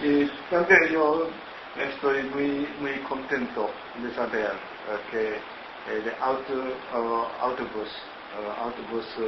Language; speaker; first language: Spanish; non-native, learner; Japanese